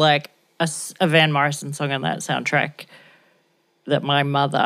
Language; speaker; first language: English; native; English